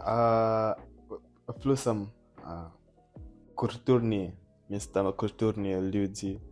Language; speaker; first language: Russian; non-native, learner; Nyanja